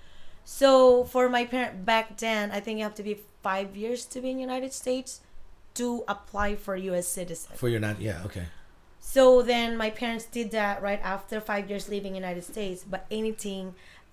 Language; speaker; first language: English; non-native, local second language; Iloko